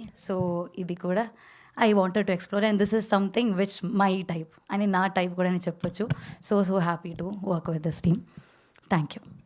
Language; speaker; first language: Telugu; non-native, learner; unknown